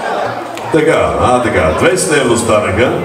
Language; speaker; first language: Bulgarian; non-native, local second language; Turkish